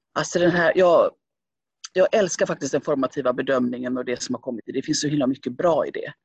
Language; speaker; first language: Swedish; early bilingual, other home language; Finnish